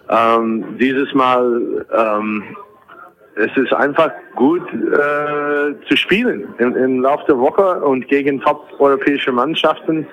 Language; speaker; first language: German; non-native, fluent; English